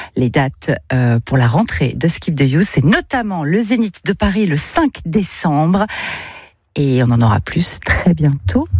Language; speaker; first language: French; native; French